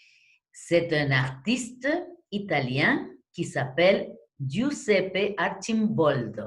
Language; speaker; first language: French; non-native, fluent; Spanish